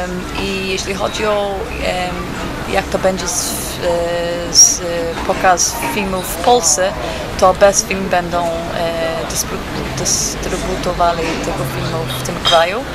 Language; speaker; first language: Polish; non-native, fluent; English